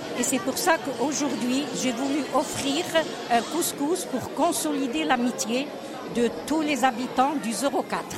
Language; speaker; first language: French; non-native, local second language; Arabic